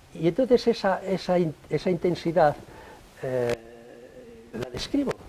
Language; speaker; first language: Spanish; native; Spanish